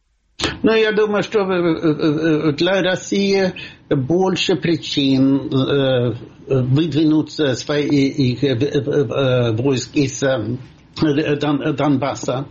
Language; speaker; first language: Russian; non-native, fluent; Swedish